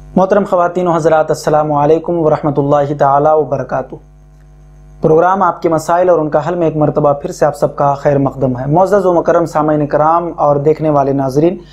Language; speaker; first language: Urdu; native; Urdu